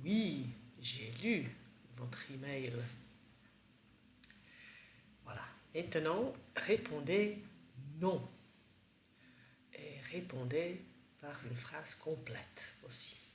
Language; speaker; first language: French; non-native, fluent; Czech